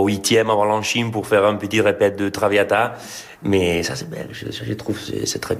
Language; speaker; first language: French; non-native, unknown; Spanish